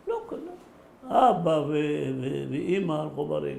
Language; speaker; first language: Hebrew; early bilingual, other home language; Arabic